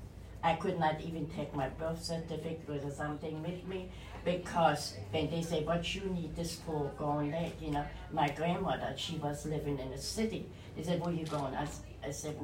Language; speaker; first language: English; non-native, fluent; German